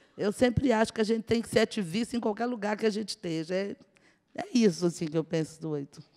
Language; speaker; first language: Portuguese; native; Portuguese